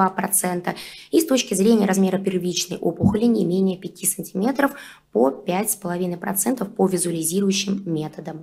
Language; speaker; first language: Russian; native; Russian